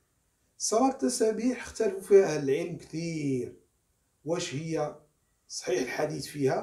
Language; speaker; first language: Arabic; native; Arabic